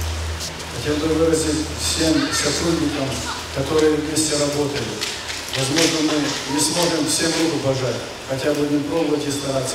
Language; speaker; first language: Russian; native; Russian